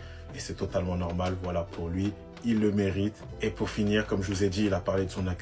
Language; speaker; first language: French; native; French